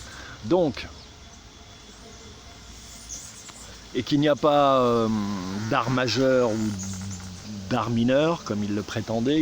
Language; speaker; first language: French; native; French